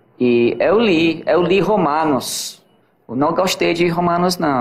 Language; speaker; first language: Portuguese; non-native, learner; English